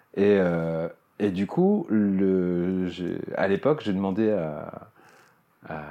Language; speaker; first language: French; native; French